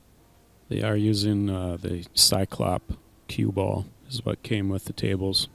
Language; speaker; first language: English; native; English